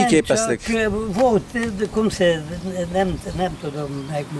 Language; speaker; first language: Hungarian; non-native, local second language; Romanian